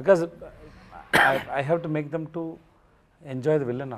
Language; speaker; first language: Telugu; non-native, learner; Tamil